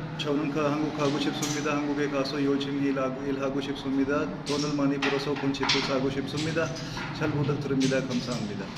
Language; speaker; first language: Korean; non-native, learner; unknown